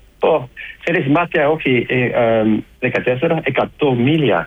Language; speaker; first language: Greek; early bilingual, heritage; Greek